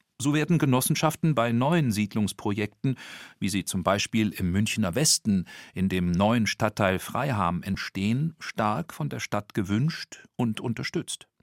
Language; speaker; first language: German; native; German